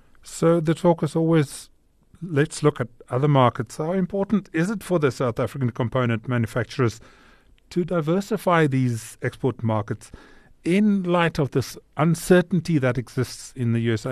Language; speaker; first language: English; non-native, local second language; Afrikaans